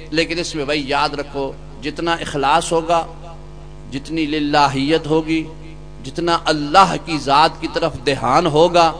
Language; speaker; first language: Urdu; non-native, local second language; Punjabi